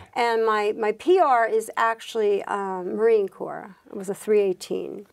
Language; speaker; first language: English; native; English